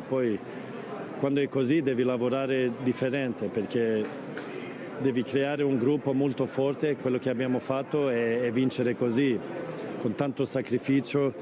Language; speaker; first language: Italian; non-native, fluent; Swedish